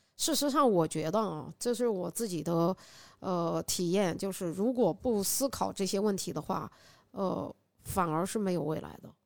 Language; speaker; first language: Chinese; native; Chinese